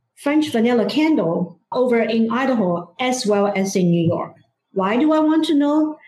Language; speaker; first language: English; non-native, fluent; Chinese